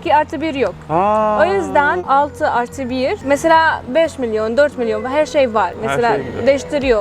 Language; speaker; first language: Turkish; non-native, learner; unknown